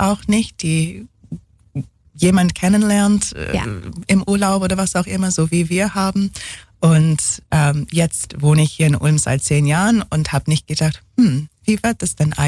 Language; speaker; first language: German; non-native, fluent; English